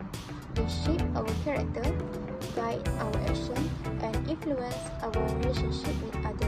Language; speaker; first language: English; non-native, local second language; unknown